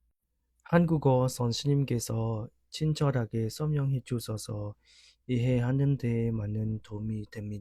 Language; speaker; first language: Korean; non-native, learner; Khmer